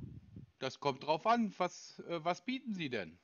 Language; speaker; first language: German; native; German